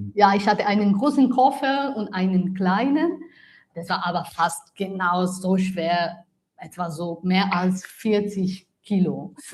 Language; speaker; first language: German; non-native, learner; Italian